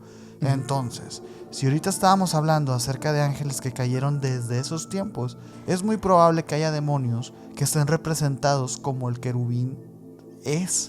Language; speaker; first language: Spanish; native; Spanish